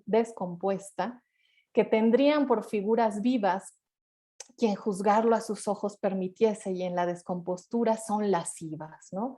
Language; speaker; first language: Spanish; native; Spanish